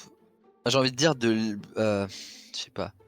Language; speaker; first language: French; native; French